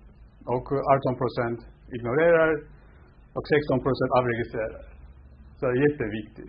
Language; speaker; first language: Swedish; non-native, fluent; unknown